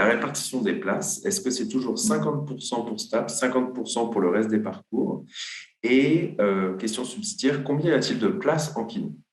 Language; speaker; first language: French; native; French